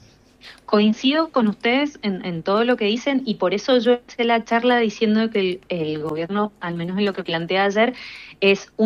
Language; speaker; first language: Spanish; native; Spanish